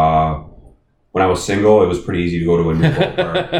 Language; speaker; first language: English; native; English